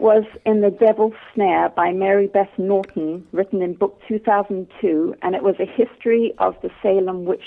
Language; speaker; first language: English; native; English